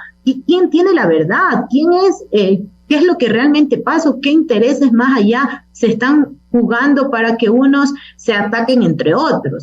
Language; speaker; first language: Spanish; native; Spanish